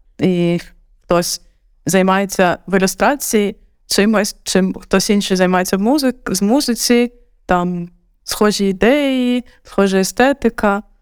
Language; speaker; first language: Ukrainian; non-native, local second language; Russian